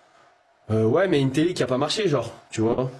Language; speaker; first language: French; native; French